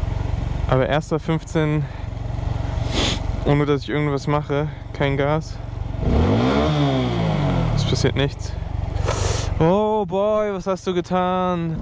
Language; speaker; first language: German; native; German